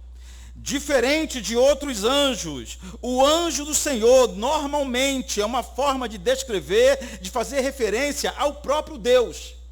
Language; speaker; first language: Portuguese; native; Portuguese